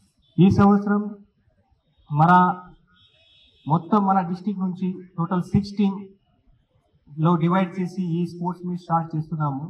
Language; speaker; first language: Telugu; non-native, fluent; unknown